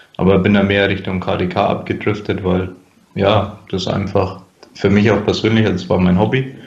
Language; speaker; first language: German; native; German